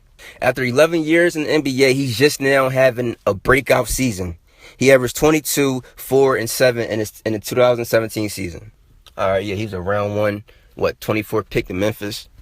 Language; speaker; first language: English; native; English